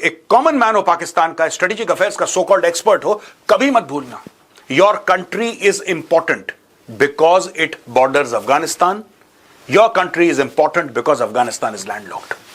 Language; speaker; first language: Hindi; native; Hindi